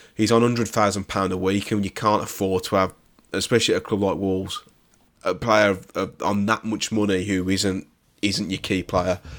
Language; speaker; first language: English; native; English